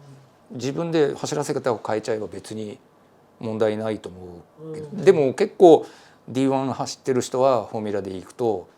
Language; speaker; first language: Japanese; native; Japanese